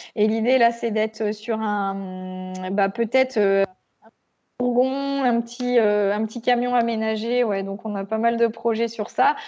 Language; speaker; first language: French; native; French